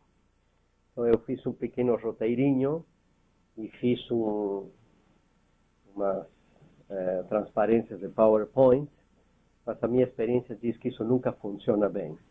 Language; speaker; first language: Portuguese; non-native, fluent; Spanish